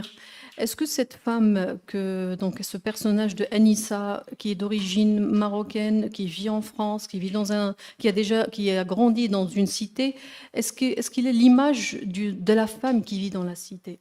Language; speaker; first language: French; non-native, local second language; Arabic